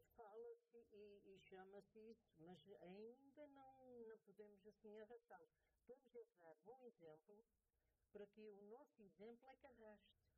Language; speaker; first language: Portuguese; native; Portuguese